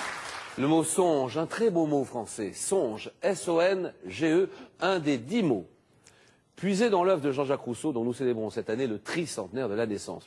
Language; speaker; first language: French; native; French